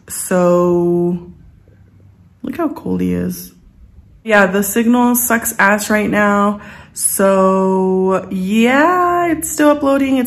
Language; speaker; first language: English; early bilingual, other home language; Spanish